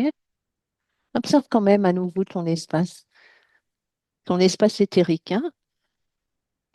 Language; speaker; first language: French; native; French